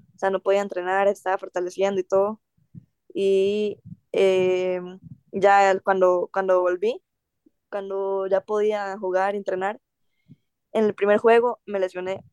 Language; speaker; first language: Spanish; native; Spanish